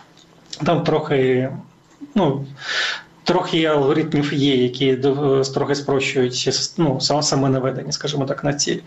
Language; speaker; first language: Ukrainian; native; Ukrainian